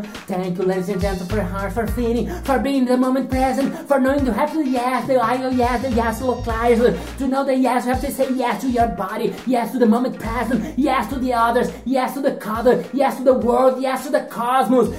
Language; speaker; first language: English; non-native, learner; Portuguese